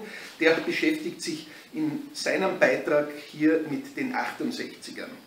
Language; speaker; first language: German; native; German